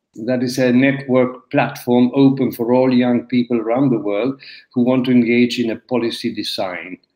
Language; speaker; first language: English; non-native, fluent; Spanish